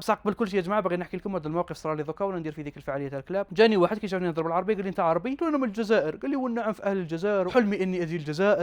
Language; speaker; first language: Arabic; native; Arabic